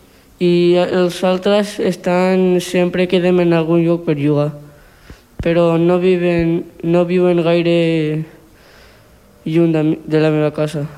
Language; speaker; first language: Catalan; early bilingual, other home language; Urdu